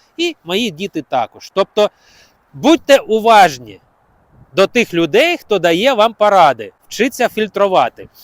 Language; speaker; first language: Ukrainian; native; Ukrainian